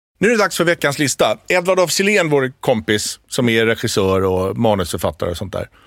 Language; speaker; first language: Swedish; native; Swedish